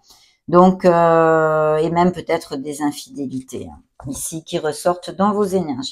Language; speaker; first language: French; native; French